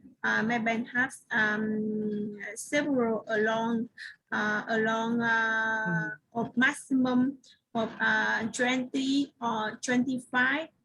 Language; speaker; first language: English; non-native, learner; Vietnamese